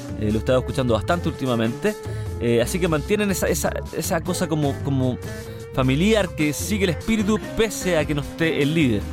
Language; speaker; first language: Spanish; native; Spanish